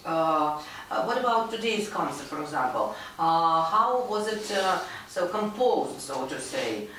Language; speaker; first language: English; non-native, fluent; Russian